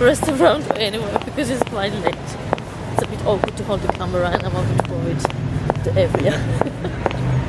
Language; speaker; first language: English; non-native, fluent; Polish